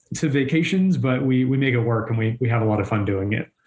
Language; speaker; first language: English; native; English